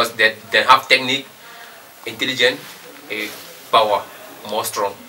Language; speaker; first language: English; non-native, learner; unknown